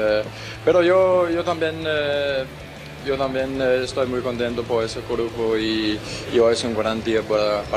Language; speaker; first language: Spanish; non-native, learner; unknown